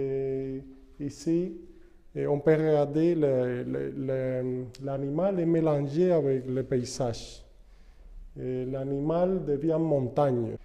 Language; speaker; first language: French; non-native, fluent; Spanish